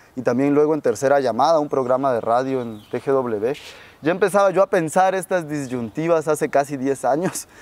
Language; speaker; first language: Spanish; native; Spanish